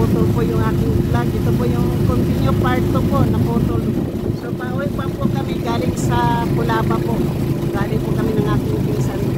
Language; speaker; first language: Filipino; non-native, local second language; Cebuano